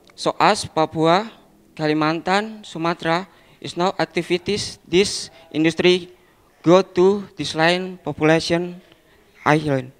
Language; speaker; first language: English; non-native, learner; Indonesian